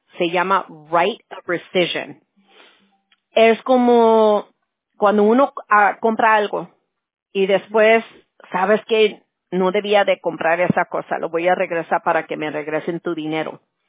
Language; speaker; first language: Spanish; early bilingual, heritage; Spanish